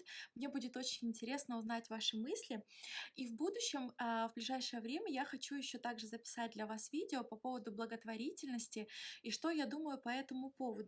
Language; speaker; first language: Russian; native; Russian